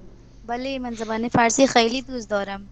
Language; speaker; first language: Persian; non-native, learner; Urdu